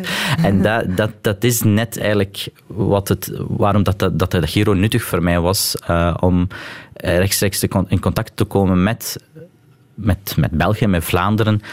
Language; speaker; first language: Dutch; non-native, local second language; Arabic